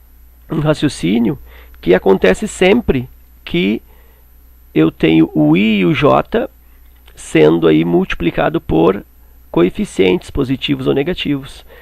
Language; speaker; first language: Portuguese; native; Portuguese